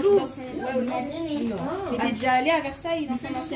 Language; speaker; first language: French; native; French